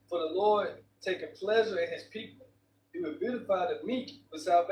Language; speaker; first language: English; native; English